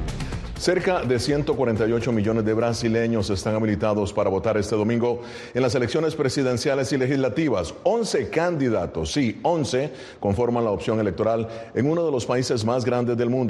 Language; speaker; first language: Spanish; native; Spanish